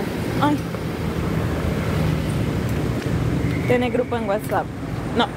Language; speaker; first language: Spanish; native; Spanish